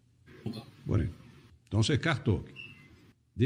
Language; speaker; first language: Spanish; non-native, fluent; Portuguese